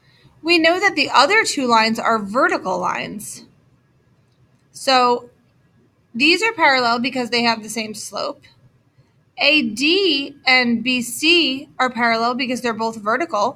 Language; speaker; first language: English; native; English